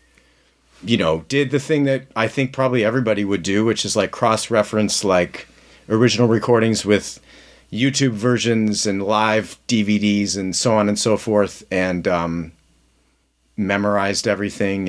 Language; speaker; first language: English; native; English